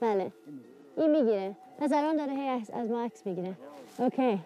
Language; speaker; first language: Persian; early bilingual, heritage; Persian